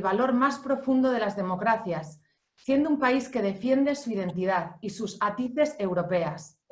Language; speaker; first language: Spanish; native; Spanish